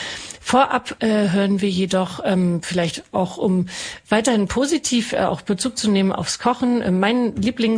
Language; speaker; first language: German; native; German